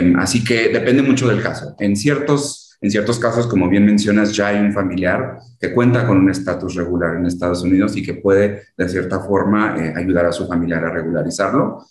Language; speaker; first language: Spanish; early bilingual, heritage; Spanish